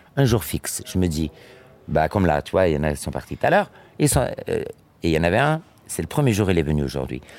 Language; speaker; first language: French; native; French